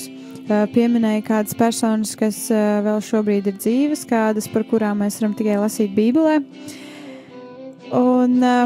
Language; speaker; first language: Latvian; native; Latvian